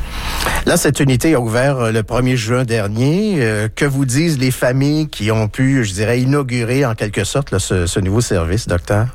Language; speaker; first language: French; native; French